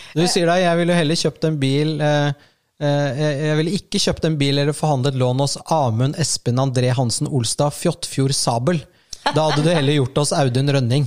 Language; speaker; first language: Norwegian; native; Norwegian